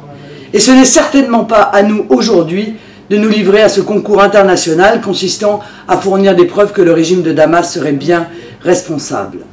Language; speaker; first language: French; native; French